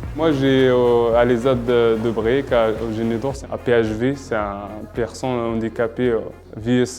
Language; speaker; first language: French; non-native, learner; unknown